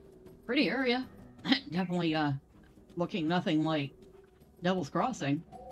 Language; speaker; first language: English; native; English